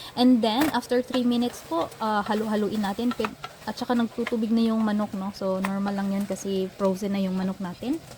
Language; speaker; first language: Filipino; non-native, local second language; Cebuano